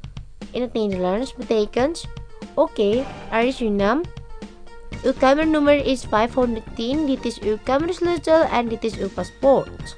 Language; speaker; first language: Dutch; non-native, learner; Indonesian